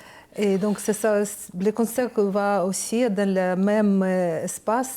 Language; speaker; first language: French; non-native, learner; Ukrainian